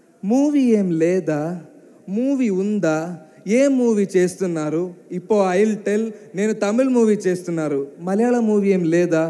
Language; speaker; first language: Telugu; non-native, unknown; Malayalam